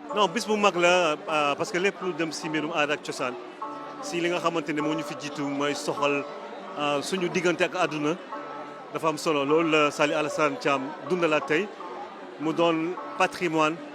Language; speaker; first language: Wolof; non-native, local second language; Jola-Fonyi